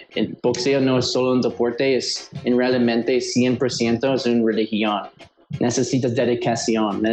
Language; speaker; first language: Spanish; early bilingual, heritage; Spanish